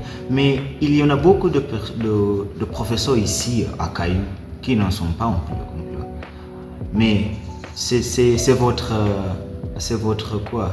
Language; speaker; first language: French; non-native, learner; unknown